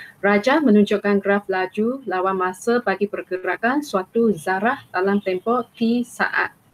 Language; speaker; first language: Malay; non-native, local second language; Chinese